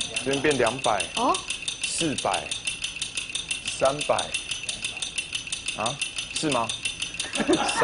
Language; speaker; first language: Chinese; native; Chinese